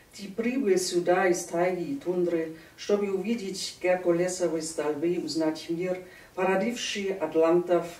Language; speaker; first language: Russian; non-native, fluent; German